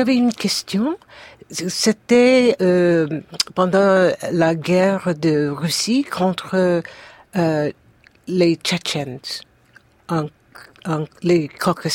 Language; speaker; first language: French; non-native, fluent; English